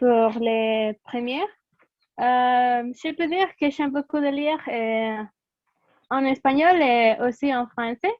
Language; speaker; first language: French; non-native, learner; Spanish